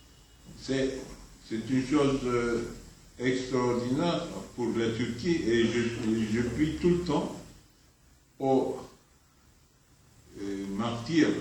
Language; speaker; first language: French; non-native, fluent; Turkish